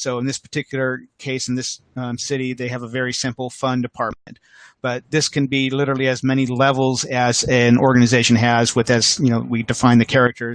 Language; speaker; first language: English; native; English